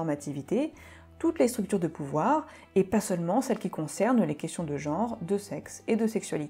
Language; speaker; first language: French; native; French